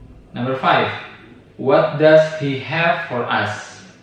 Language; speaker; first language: English; non-native, fluent; Indonesian